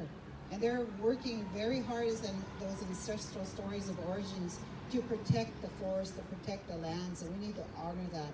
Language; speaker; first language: English; native; English